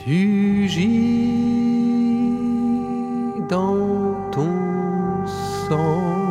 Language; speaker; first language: French; native; French